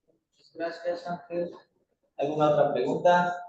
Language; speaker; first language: Spanish; native; Spanish